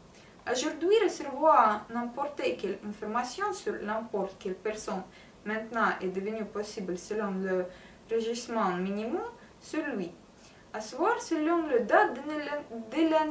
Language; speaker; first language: French; non-native, learner; Russian